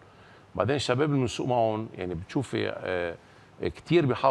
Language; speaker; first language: Arabic; native; Arabic